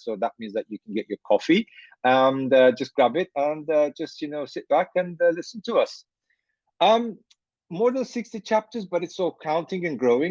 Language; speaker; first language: English; non-native, fluent; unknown